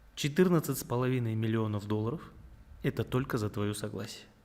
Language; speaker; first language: Russian; non-native, local second language; Kazakh